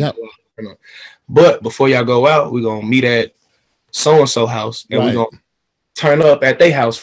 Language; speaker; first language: English; native; English